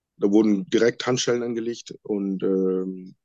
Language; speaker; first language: German; non-native, fluent; Sinhala